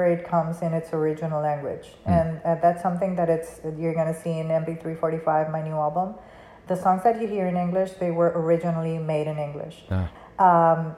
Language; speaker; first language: English; non-native, fluent; Spanish